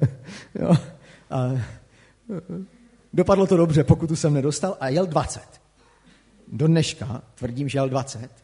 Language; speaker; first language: Czech; native; Czech